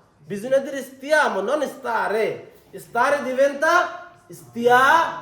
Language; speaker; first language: Italian; non-native, fluent; Bangla